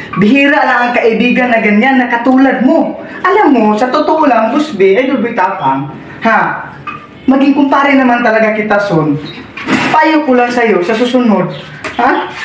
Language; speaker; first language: Filipino; non-native, local second language; Cebuano